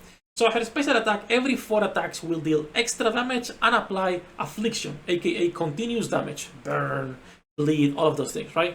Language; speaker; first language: English; non-native, fluent; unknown